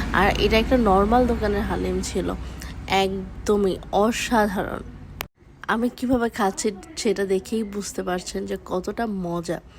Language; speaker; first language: Bangla; early bilingual, heritage; Bangla